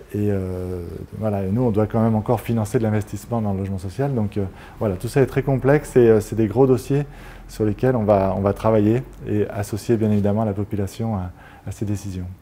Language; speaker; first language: French; native; French